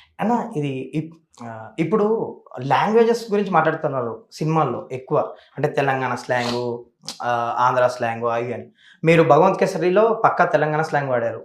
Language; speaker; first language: Telugu; native; Telugu